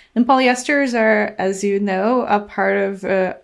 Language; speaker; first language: English; non-native, fluent; Portuguese